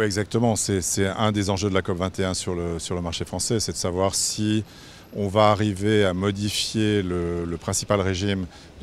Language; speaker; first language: French; native; French